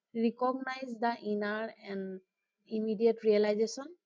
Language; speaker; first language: English; non-native, local second language; Assamese